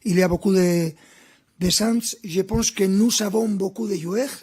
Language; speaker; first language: French; non-native, fluent; Spanish